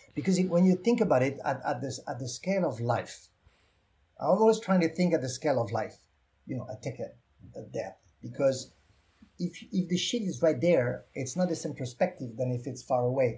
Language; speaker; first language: English; non-native, fluent; French